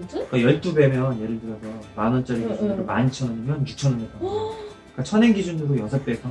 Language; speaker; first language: Korean; native; Korean